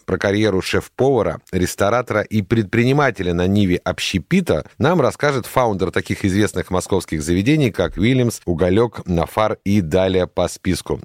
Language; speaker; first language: Russian; native; Russian